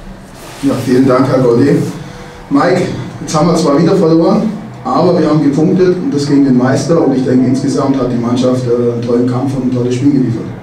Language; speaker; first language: German; native; German